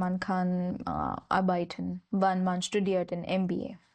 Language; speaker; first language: German; non-native, learner; Marathi